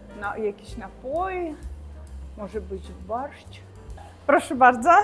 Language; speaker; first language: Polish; non-native, learner; Russian